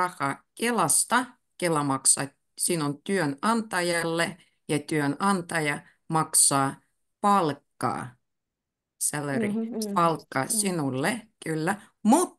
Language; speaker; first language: Finnish; native; Finnish